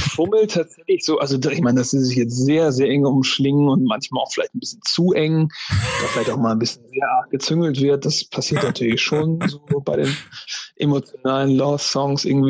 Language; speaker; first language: German; native; German